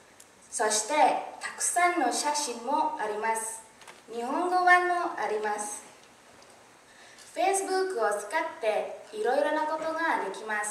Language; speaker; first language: Japanese; non-native, learner; English